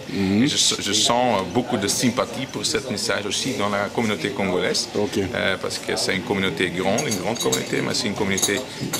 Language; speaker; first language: French; non-native, local second language; Dutch